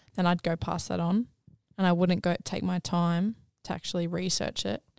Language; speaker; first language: English; native; English